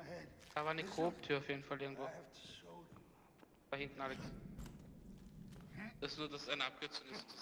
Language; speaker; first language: German; native; German